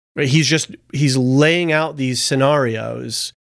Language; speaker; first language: English; early bilingual, other home language; Italian